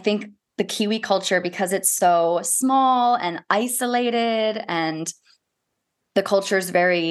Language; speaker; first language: English; native; English